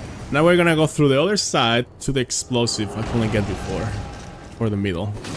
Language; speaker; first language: English; non-native, fluent; Spanish